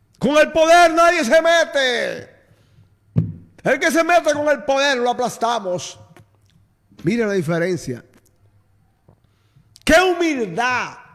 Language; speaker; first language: Spanish; native; Spanish